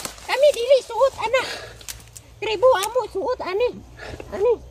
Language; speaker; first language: Cebuano; non-native, local second language; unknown